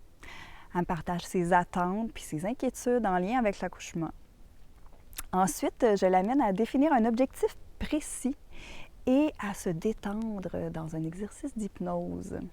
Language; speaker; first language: French; native; French